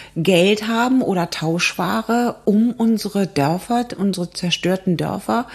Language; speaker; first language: German; native; German